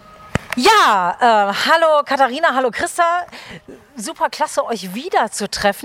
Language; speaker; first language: German; native; German